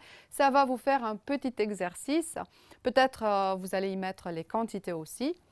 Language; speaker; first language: French; non-native, fluent; Romanian